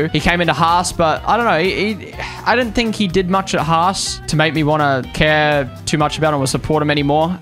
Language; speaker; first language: English; native; English